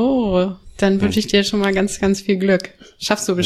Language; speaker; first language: German; native; German